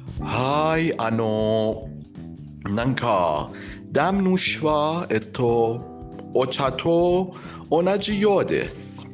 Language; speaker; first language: Japanese; non-native, learner; Persian